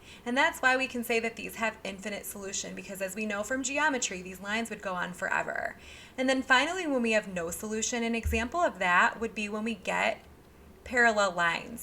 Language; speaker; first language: English; native; English